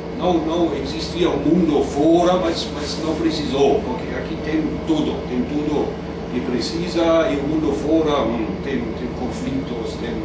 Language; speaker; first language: Portuguese; non-native, fluent; German